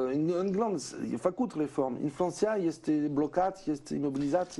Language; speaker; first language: Romanian; non-native, learner; French